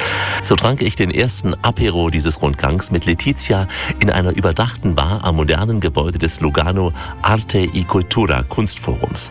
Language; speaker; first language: German; native; German